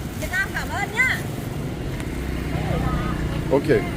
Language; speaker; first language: Vietnamese; non-native, learner; Turkish